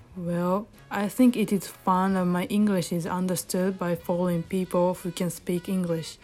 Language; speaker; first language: English; non-native, learner; Japanese